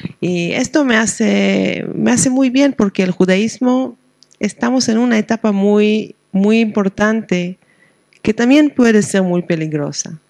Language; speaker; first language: Spanish; non-native, fluent; Hebrew